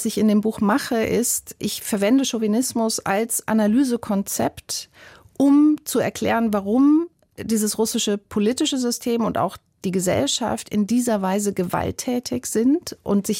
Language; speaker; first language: German; native; German